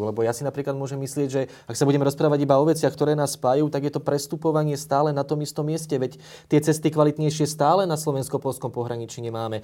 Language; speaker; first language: Slovak; native; Slovak